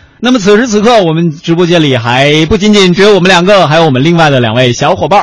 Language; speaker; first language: Chinese; native; Chinese